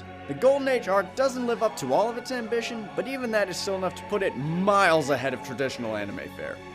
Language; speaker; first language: English; native; English